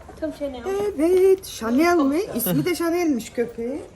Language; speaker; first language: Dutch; non-native, learner; Turkish